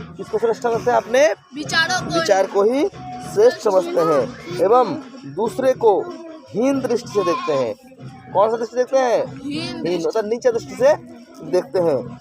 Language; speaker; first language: Hindi; native; Hindi